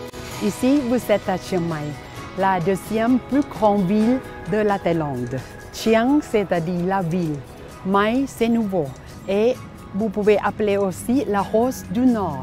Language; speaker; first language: French; non-native, learner; Thai